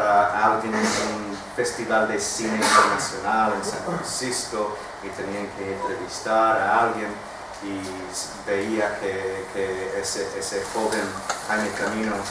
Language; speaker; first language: Spanish; non-native, fluent; English